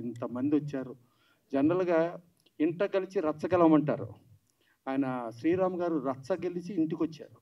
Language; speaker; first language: Telugu; native; Telugu